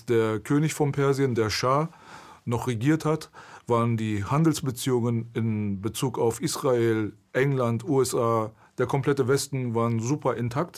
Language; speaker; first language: German; early bilingual, other home language; Persian